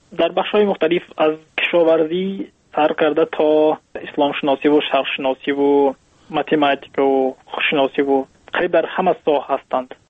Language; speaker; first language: Persian; native; Persian